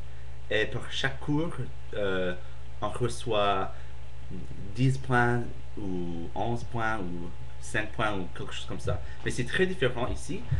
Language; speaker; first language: French; non-native, fluent; English